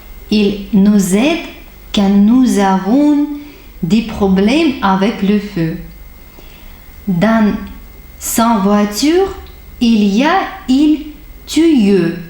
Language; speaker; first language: French; non-native, fluent; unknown